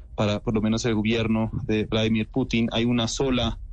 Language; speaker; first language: Spanish; non-native, fluent; German